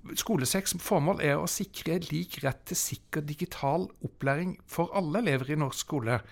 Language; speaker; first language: Norwegian; native; Norwegian